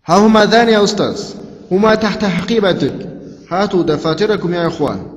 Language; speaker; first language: Arabic; non-native, fluent; Uzbek